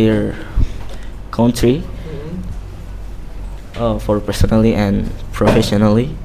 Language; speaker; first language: English; non-native, learner; Indonesian